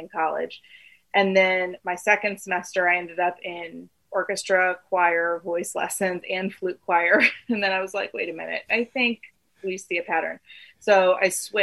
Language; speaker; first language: English; native; English